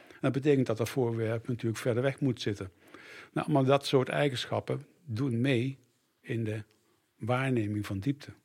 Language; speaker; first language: Dutch; native; Dutch